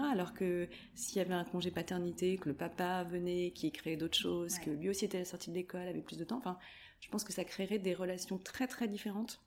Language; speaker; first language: French; native; French